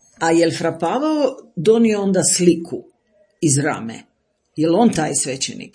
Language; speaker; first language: Croatian; native; Croatian